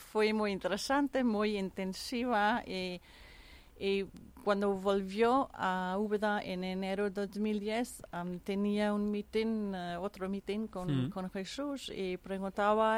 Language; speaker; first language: Spanish; non-native, fluent; Danish